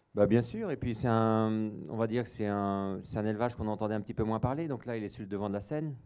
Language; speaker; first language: French; native; French